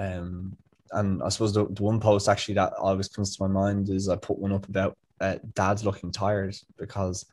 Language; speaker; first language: English; native; English